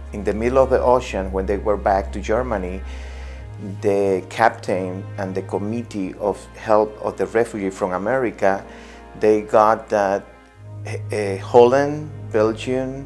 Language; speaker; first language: English; non-native, fluent; Spanish